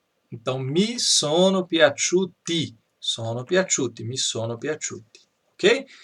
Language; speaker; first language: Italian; non-native, fluent; Portuguese